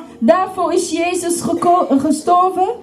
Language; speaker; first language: Dutch; non-native, learner; Lingala